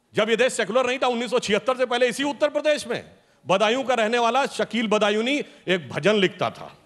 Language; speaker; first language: Hindi; native; Hindi